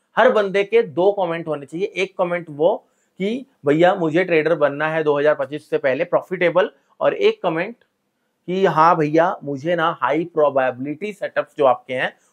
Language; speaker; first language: Hindi; native; Hindi